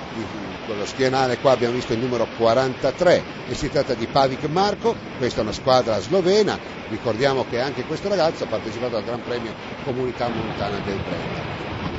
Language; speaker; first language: Italian; native; Italian